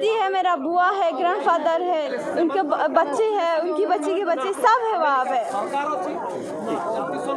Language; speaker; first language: Hindi; non-native, fluent; Persian